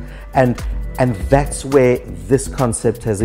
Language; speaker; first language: English; native; English